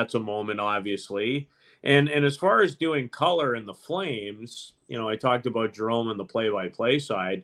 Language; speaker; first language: English; native; English